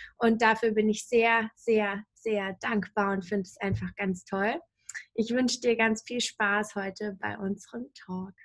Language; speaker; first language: German; native; German